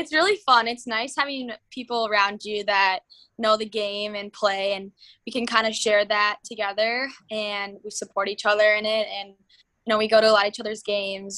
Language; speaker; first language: English; native; English